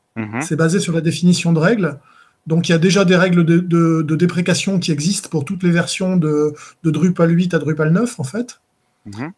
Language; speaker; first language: French; native; French